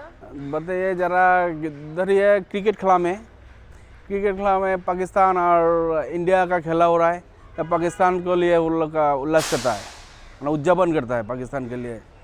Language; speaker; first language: Hindi; non-native, local second language; Bangla